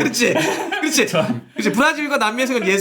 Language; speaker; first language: Korean; native; Korean